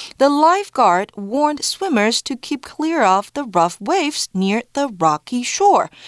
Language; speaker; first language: English; non-native, fluent; Chinese